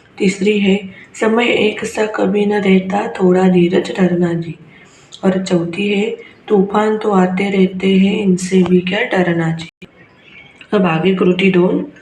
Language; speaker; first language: Hindi; non-native, local second language; Marathi